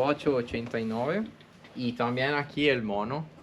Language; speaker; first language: Spanish; non-native, learner; Italian